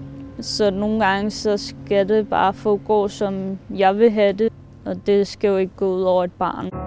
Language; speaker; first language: Danish; native; Danish